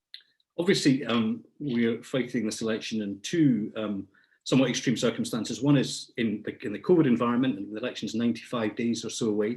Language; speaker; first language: English; native; English